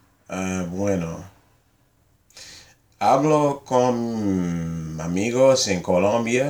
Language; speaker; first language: Spanish; non-native, learner; English